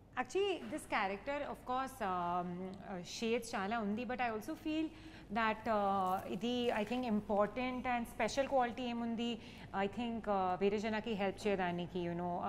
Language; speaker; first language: Telugu; non-native, learner; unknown